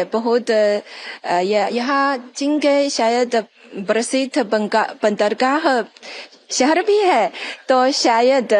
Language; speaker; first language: Hindi; non-native, fluent; Chinese